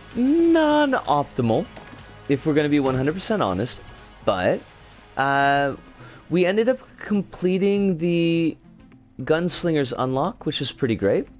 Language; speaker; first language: English; native; English